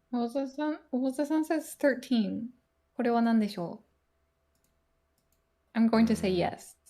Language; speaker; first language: Japanese; native; Japanese